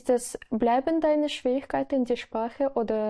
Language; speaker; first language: German; non-native, learner; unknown